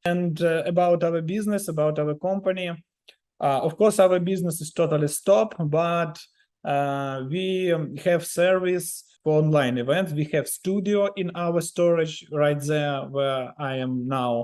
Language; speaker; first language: English; non-native, learner; Ukrainian